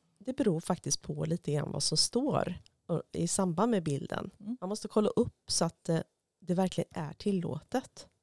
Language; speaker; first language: Swedish; native; Swedish